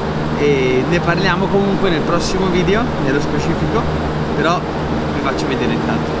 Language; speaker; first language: Italian; native; Italian